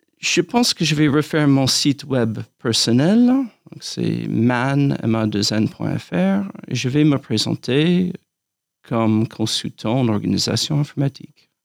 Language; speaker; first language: French; non-native, fluent; English